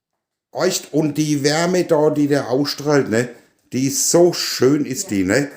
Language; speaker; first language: German; native; German